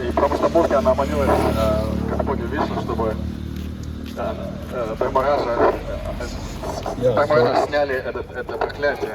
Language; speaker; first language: Russian; native; Russian